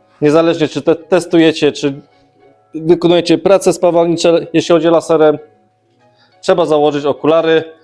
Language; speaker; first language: Polish; native; Polish